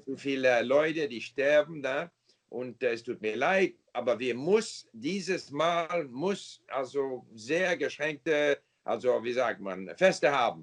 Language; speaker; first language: German; non-native, fluent; English